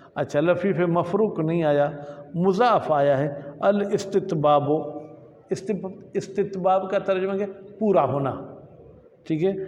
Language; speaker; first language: Urdu; non-native, local second language; Sindhi